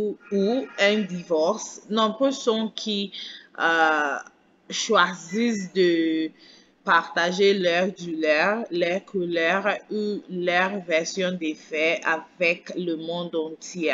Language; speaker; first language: French; non-native, fluent; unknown